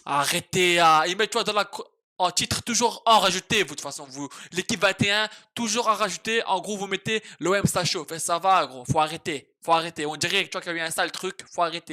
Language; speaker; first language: French; native; French